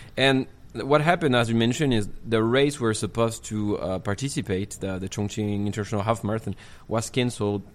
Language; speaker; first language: English; non-native, fluent; French